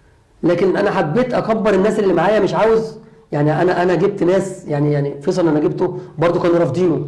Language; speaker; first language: Arabic; native; Arabic